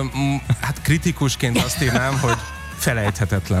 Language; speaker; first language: Hungarian; native; Hungarian